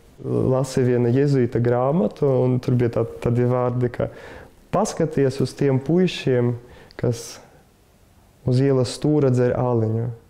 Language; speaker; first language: Latvian; non-native, fluent; Russian